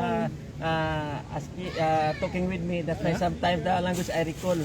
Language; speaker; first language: English; non-native, learner; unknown